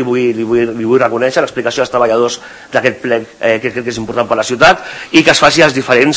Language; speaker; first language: Catalan; native; Catalan